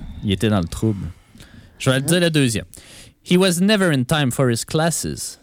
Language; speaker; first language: French; native; French